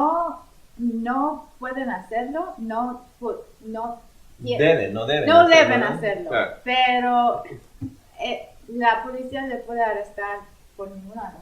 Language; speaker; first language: Spanish; non-native, fluent; English